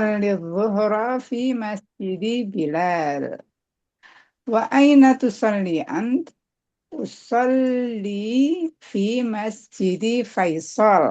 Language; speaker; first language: Arabic; non-native, learner; Indonesian